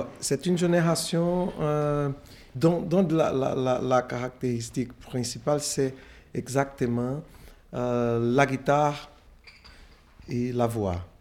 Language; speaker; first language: French; non-native, fluent; Portuguese